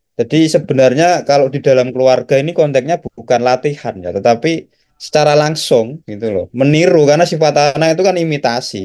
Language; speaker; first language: Indonesian; non-native, local second language; Javanese